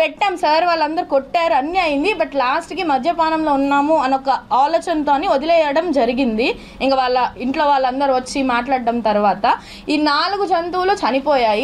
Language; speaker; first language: Telugu; native; Telugu